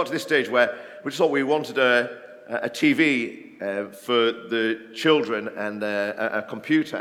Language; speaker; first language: English; native; English